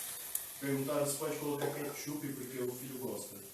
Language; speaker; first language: Portuguese; native; Portuguese